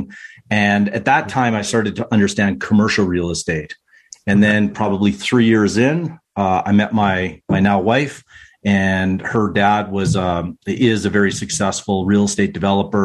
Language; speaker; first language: English; native; English